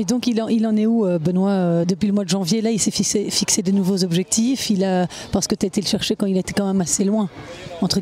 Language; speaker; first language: French; native; French